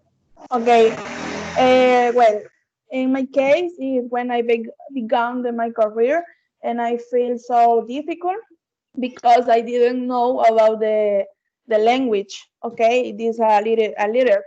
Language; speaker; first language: English; non-native, learner; Spanish